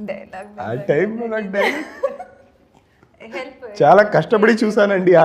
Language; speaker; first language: Telugu; non-native, learner; Kannada